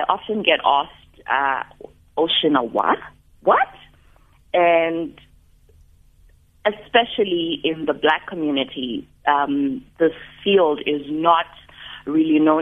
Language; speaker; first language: English; non-native, local second language; Xhosa